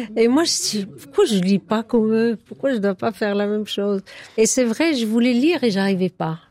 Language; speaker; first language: French; non-native, fluent; Arabic